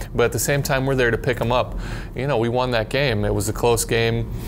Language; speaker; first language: English; native; English